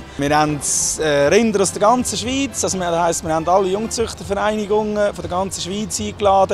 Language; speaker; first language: German; native; German